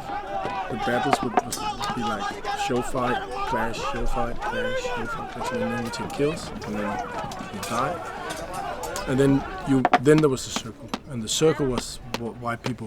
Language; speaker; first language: English; non-native, fluent; Danish